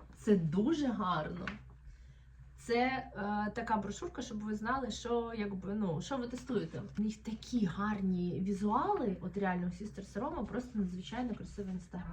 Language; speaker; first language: Ukrainian; native; Ukrainian